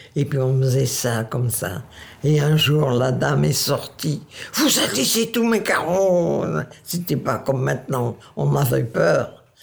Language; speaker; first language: French; non-native, local second language; Dutch